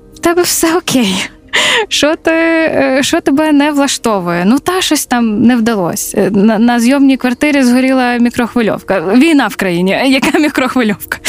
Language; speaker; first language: Ukrainian; native; Ukrainian